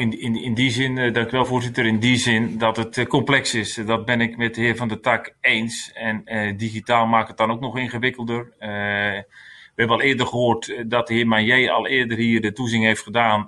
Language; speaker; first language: Dutch; native; Dutch